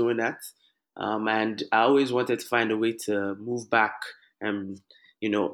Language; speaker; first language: English; non-native, local second language; Yoruba